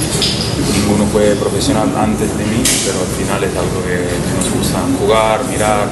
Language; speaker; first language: Spanish; non-native, fluent; Italian